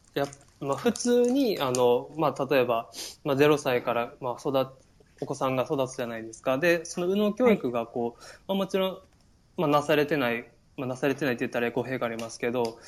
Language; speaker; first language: Japanese; native; Japanese